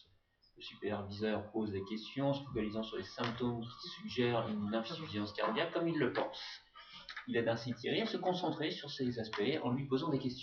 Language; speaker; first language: French; native; French